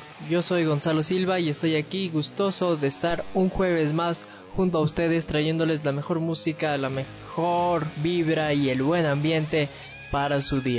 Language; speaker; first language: Spanish; native; Spanish